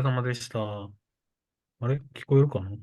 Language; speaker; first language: Japanese; native; Japanese